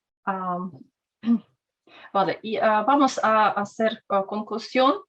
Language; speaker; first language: Spanish; non-native, learner; Russian